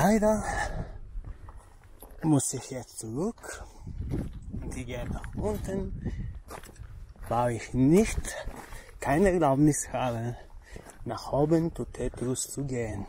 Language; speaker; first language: German; non-native, fluent; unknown